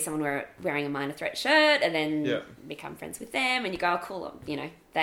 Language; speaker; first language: English; native; English